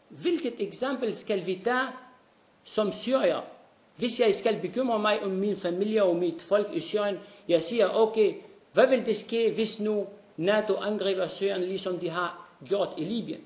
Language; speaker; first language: Danish; non-native, fluent; Arabic